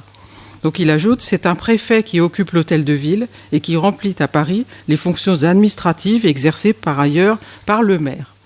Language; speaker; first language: French; native; French